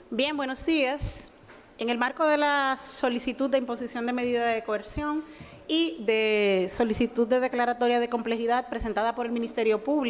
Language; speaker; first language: Spanish; native; Spanish